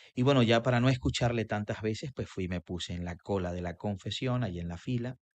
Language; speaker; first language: Spanish; native; Spanish